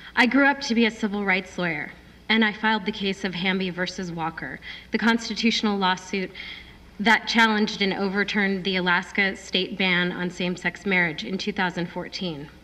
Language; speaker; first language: English; native; English